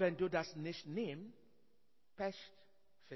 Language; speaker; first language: German; non-native, learner; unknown